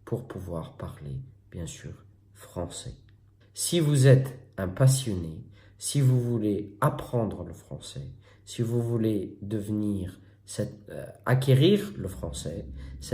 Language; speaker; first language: French; native; French